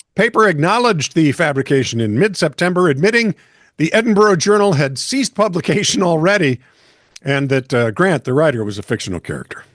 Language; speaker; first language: English; native; English